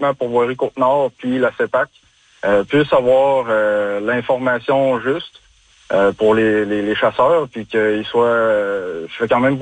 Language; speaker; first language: French; native; French